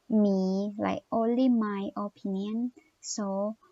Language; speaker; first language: English; non-native, learner; Thai